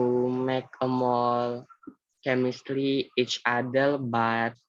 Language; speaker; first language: English; non-native, learner; Indonesian